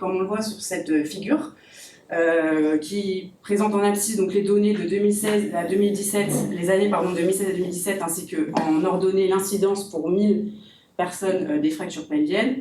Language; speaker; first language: French; native; French